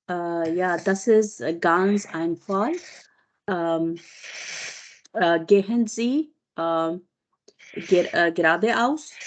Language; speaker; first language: German; non-native, learner; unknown